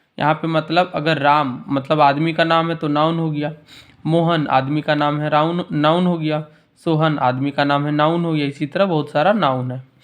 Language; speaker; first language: Hindi; native; Hindi